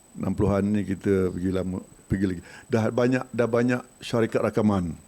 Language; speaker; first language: Malay; native; Malay